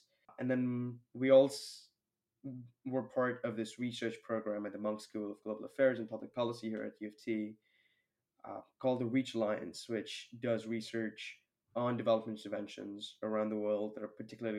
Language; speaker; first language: English; non-native, local second language; Hindi